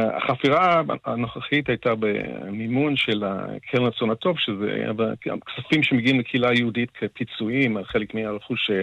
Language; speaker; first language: Hebrew; non-native, fluent; English